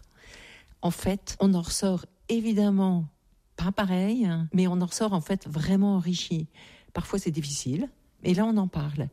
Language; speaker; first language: French; native; French